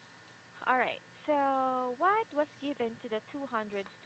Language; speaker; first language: English; non-native, fluent; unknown